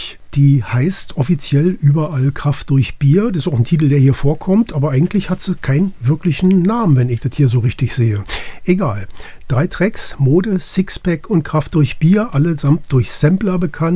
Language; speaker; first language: German; native; German